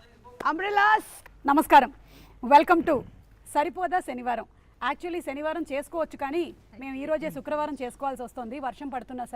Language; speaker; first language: Telugu; native; Telugu